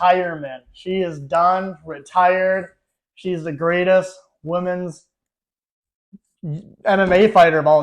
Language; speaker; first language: English; native; English